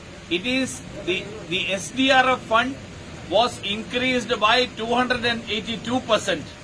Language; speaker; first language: English; non-native, local second language; Malayalam